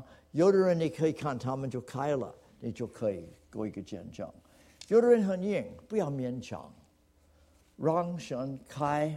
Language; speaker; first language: Chinese; non-native, fluent; English